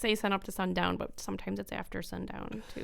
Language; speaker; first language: English; native; English